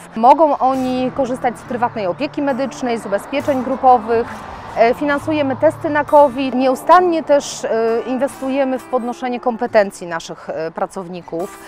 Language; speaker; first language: Polish; native; Polish